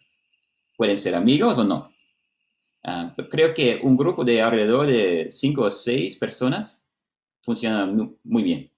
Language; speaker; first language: Spanish; non-native, fluent; Portuguese